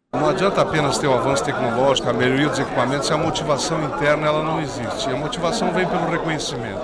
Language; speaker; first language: Portuguese; native; Portuguese